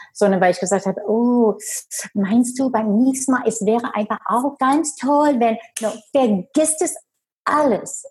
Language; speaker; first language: German; non-native, fluent; English